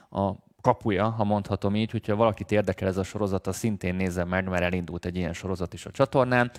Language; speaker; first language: Hungarian; native; Hungarian